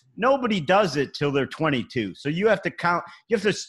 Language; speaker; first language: English; native; English